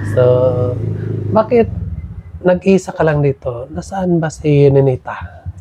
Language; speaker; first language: Filipino; non-native, local second language; Cebuano